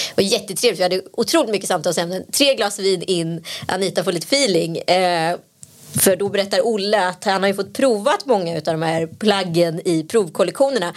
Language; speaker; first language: Swedish; native; Swedish